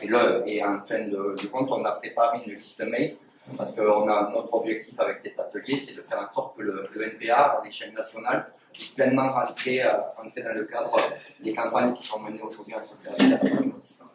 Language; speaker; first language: French; native; French